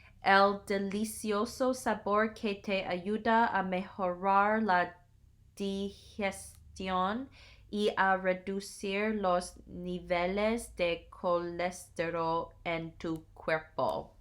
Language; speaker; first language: Spanish; non-native, learner; English